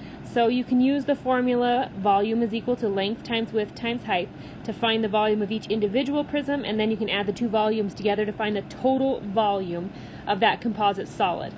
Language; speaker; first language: English; native; English